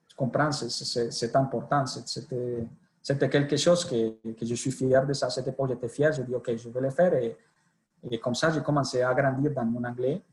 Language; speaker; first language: French; non-native, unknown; Spanish